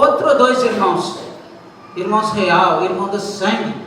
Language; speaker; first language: Portuguese; non-native, learner; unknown